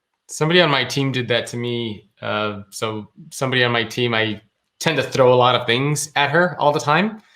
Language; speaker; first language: English; native; English